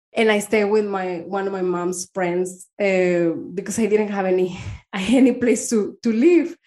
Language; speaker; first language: English; non-native, fluent; Spanish